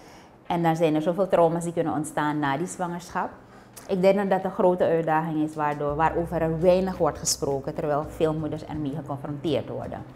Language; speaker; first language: Dutch; native; Dutch